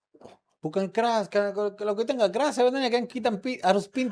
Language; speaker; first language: Indonesian; non-native, fluent; Spanish